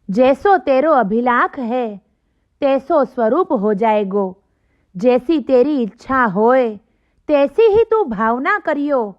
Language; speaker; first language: Hindi; non-native, local second language; Gujarati